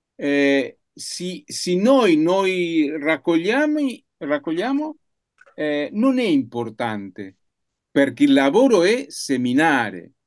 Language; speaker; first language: Italian; non-native, learner; Spanish